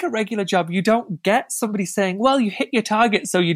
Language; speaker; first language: English; native; English